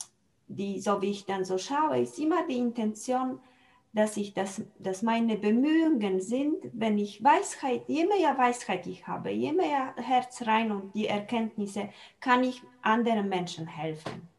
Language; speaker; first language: German; non-native, fluent; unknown